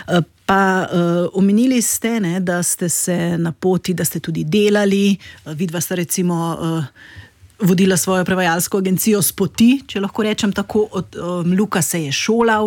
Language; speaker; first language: Slovenian; native; Slovenian